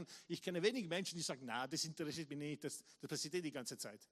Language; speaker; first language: German; non-native, fluent; English